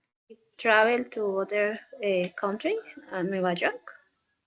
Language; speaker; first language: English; non-native, learner; Spanish